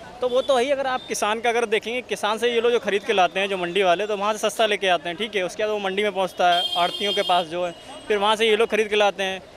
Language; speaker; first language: Hindi; native; Hindi